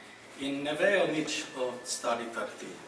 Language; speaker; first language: Slovenian; non-native, fluent; English